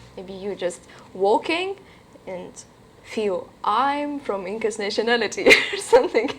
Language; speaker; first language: English; non-native, learner; Russian